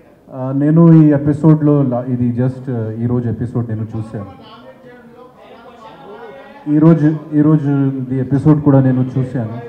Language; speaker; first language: Telugu; non-native, fluent; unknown